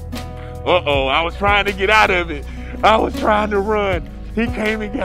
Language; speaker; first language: English; native; English